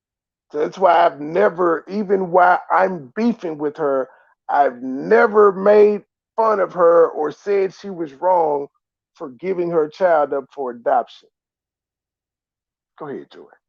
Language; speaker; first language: English; native; English